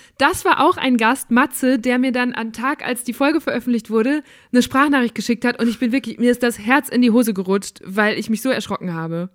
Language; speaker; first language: German; native; German